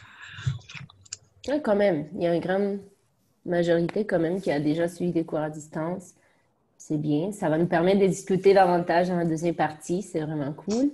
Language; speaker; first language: French; native; French